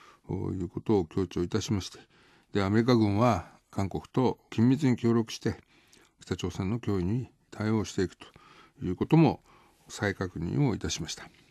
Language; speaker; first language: Japanese; native; Japanese